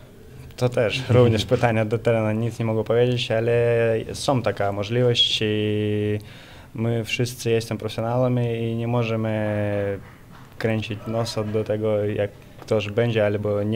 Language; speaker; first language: Polish; non-native, fluent; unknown